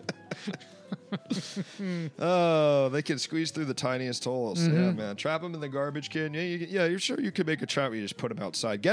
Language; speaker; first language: English; native; English